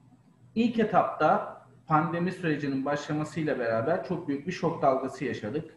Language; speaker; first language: Turkish; native; Turkish